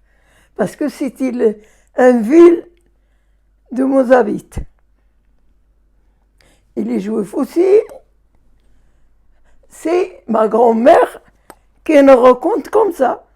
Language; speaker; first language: French; non-native, learner; Arabic